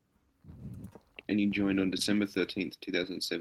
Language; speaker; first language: English; native; English